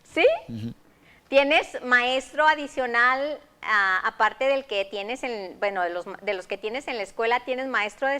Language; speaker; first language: Spanish; native; Spanish